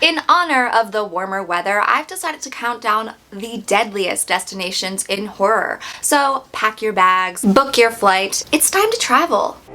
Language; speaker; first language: English; native; English